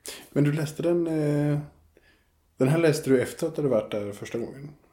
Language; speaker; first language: Swedish; native; Swedish